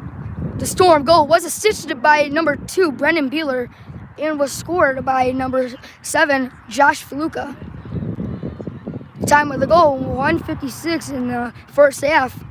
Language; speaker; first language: English; native; English